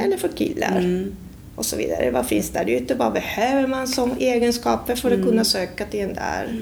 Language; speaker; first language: Swedish; non-native, fluent; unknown